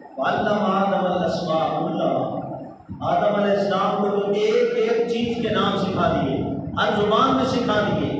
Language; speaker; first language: Urdu; native; Urdu